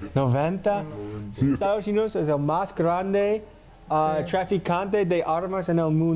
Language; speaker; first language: Spanish; non-native, learner; English